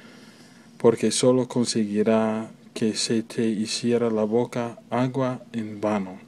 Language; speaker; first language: Spanish; non-native, learner; English